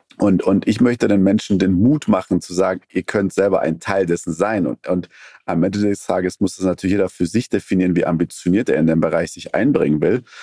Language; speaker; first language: German; early bilingual, other home language; Persian